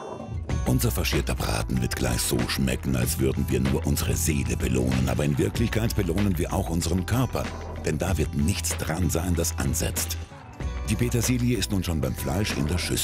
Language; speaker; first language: German; native; German